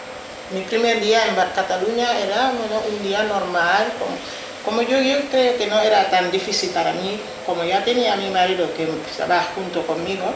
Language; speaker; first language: Spanish; non-native, fluent; Wolof